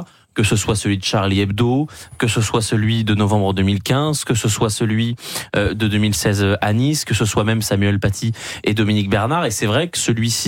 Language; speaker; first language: French; native; French